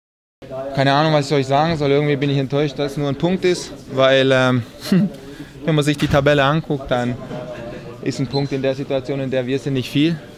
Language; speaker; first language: German; native; German